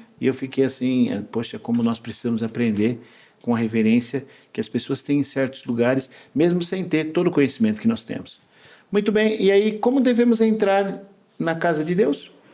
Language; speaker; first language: Portuguese; native; Portuguese